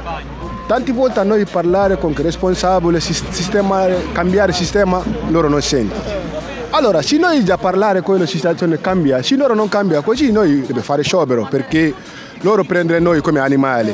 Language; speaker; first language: Italian; non-native, learner; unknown